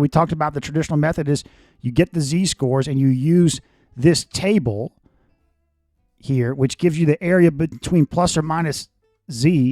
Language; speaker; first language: English; native; English